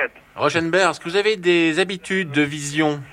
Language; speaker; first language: French; native; French